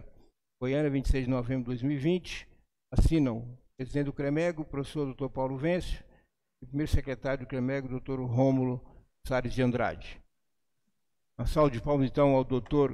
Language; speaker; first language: Portuguese; native; Portuguese